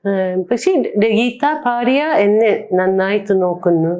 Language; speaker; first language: Malayalam; non-native, learner; Japanese